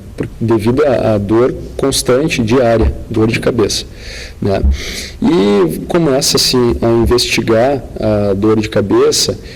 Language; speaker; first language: Portuguese; native; Portuguese